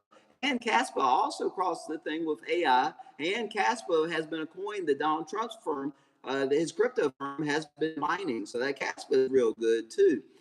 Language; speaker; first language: English; native; English